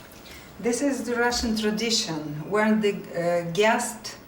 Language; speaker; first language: English; non-native, learner; Russian